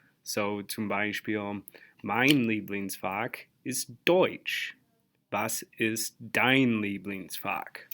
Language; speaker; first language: German; non-native, fluent; English